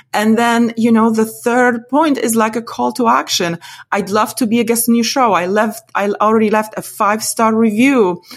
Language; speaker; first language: English; non-native, fluent; Polish